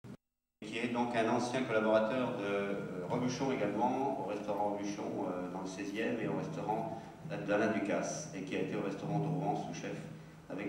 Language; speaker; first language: French; native; French